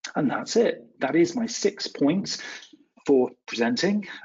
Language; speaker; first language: English; native; English